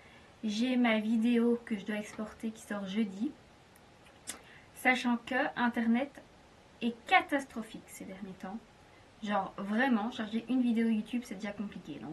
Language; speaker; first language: French; native; French